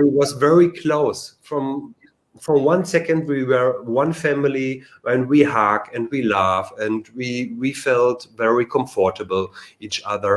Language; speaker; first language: English; non-native, learner; German